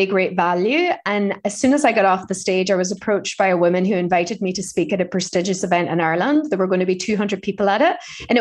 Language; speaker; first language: English; native; English